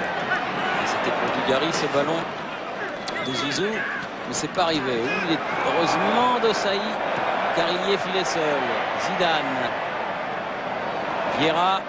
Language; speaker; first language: French; native; French